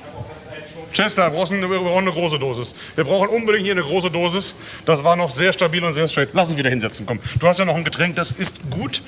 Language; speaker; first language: German; native; German